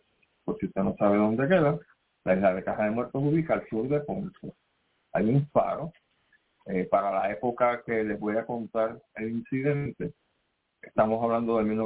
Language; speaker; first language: Spanish; native; Spanish